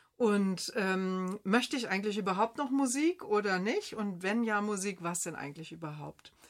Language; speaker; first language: German; native; German